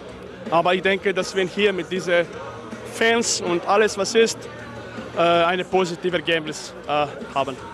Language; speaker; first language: German; non-native, learner; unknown